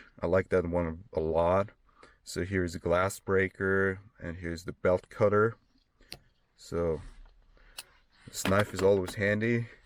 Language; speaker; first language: English; non-native, fluent; German